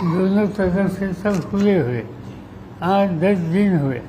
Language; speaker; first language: Hindi; non-native, local second language; Marathi